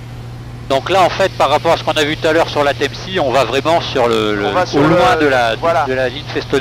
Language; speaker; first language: French; native; French